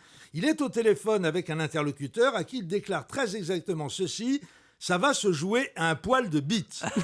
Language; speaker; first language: French; native; French